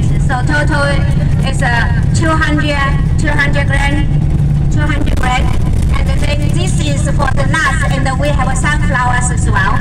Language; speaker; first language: English; non-native, learner; Chinese